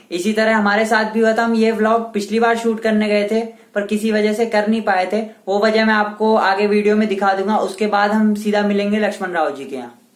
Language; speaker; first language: Hindi; native; Hindi